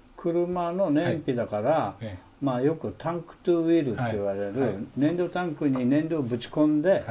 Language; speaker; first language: Japanese; native; Japanese